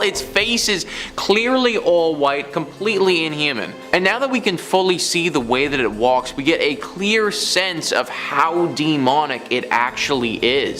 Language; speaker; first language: English; native; English